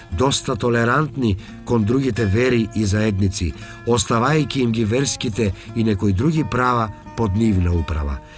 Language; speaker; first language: Macedonian; native; Macedonian